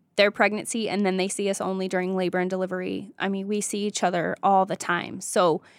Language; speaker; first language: English; native; English